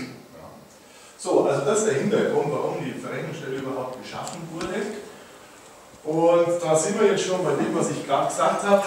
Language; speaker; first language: German; native; German